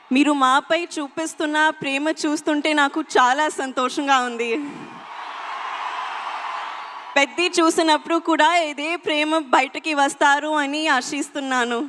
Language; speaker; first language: Telugu; non-native, learner; Hindi